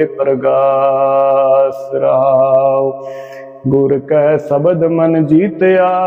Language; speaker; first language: Hindi; non-native, local second language; Punjabi